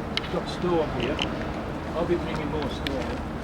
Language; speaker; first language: English; native; English